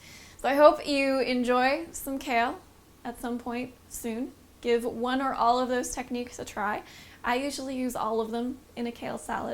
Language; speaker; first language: English; native; English